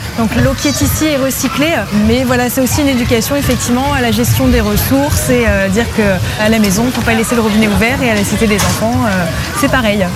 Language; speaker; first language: French; native; French